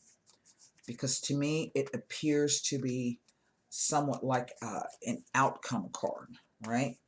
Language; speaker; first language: English; native; English